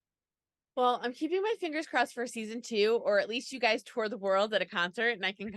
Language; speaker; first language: English; native; English